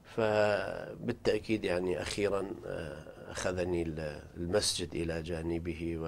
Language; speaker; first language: Arabic; non-native, local second language; Central Kurdish